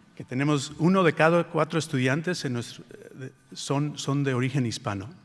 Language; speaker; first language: Spanish; early bilingual, heritage; Spanish